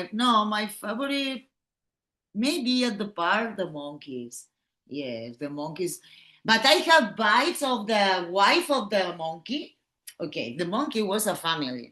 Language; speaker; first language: English; non-native, learner; Catalan